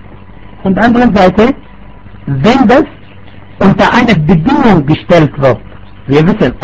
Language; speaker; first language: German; non-native, fluent; Arabic